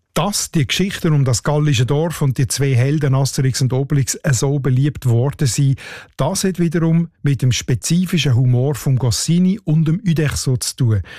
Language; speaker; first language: German; native; German